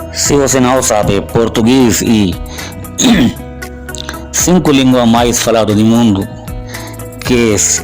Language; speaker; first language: Portuguese; non-native, learner; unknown